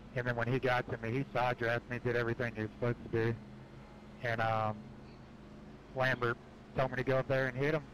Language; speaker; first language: English; native; English